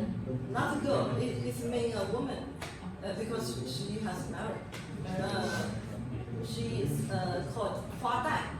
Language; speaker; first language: English; non-native, learner; Chinese